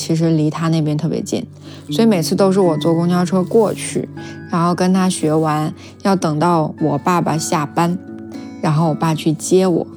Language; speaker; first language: Chinese; native; Chinese